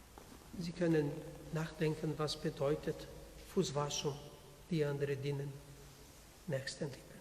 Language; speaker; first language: German; non-native, learner; Portuguese